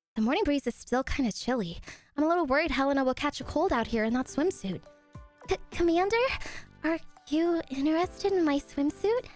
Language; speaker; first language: English; native; English